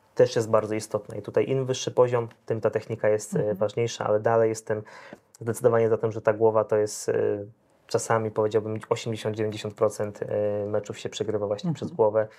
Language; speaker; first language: Polish; native; Polish